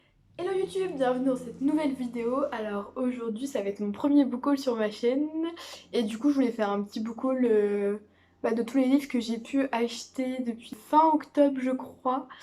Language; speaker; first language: French; native; French